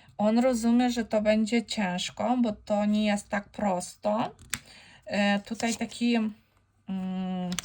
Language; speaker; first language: Polish; non-native, fluent; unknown